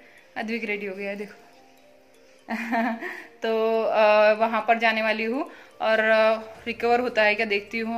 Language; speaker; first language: Hindi; native; Hindi